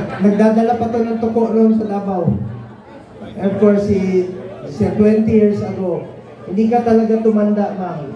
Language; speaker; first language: Filipino; non-native, local second language; Cebuano